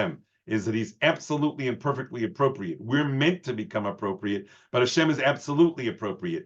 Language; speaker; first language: English; native; English